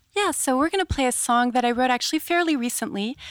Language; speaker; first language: English; non-native, fluent; French